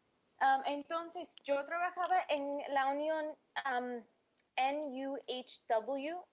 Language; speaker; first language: Spanish; non-native, fluent; English